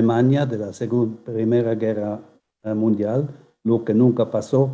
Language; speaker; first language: Spanish; non-native, fluent; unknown